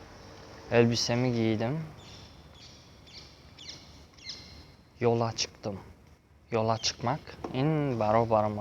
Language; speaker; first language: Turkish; non-native, learner; Tajik